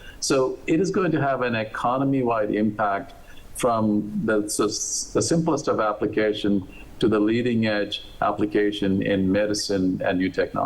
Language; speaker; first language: English; non-native, local second language; Malayalam